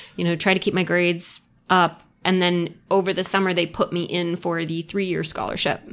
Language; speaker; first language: English; native; English